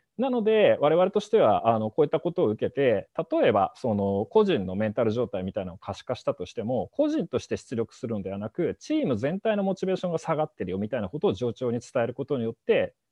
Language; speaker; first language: Japanese; native; Japanese